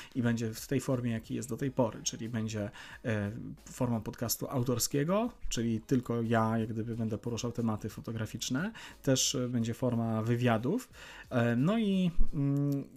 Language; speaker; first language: Polish; native; Polish